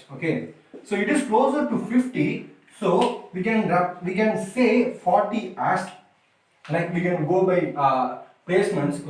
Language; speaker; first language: English; non-native, local second language; Tamil